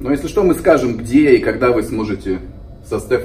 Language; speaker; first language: Russian; native; Russian